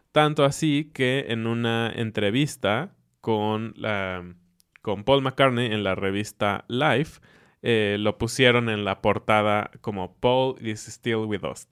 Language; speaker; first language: Spanish; native; Spanish